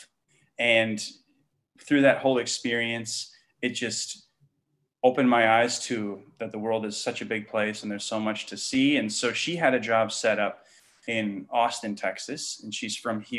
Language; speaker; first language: English; native; English